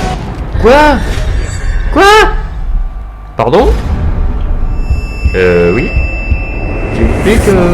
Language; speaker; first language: French; native; French